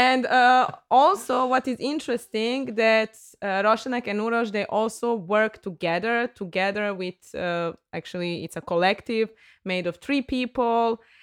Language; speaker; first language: English; non-native, fluent; Serbian